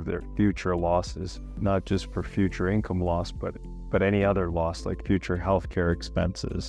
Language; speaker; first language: English; native; English